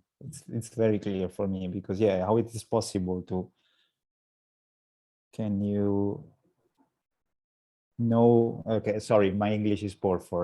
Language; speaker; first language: English; non-native, learner; Italian